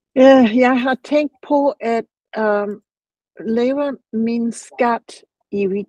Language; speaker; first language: Danish; non-native, learner; English